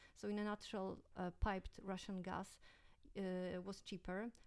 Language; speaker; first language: English; non-native, fluent; Polish